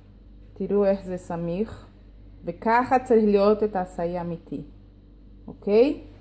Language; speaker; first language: Hebrew; non-native, fluent; Portuguese